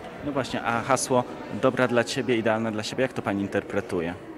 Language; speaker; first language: Polish; native; Polish